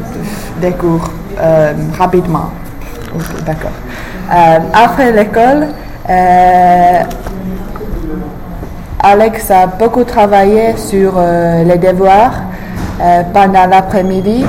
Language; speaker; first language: French; non-native, fluent; English